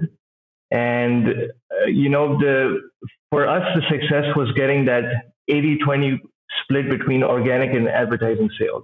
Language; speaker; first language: English; non-native, local second language; Urdu